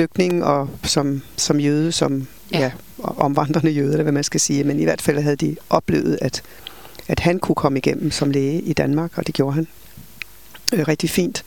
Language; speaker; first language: Danish; native; Danish